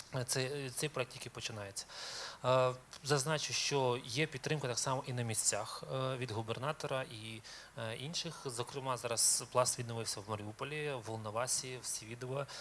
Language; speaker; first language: Ukrainian; native; Ukrainian